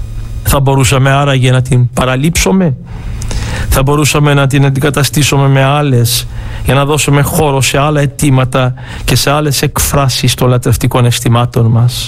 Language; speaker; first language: Greek; native; Greek